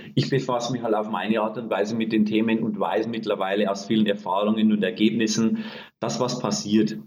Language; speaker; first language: German; native; German